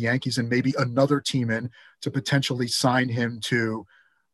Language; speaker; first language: English; native; English